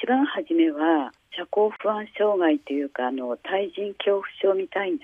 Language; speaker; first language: Japanese; native; Japanese